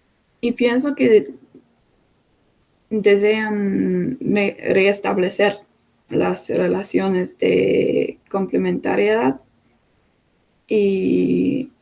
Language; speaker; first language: Spanish; non-native, fluent; English